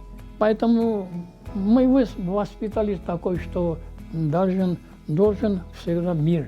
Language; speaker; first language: Russian; non-native, local second language; Armenian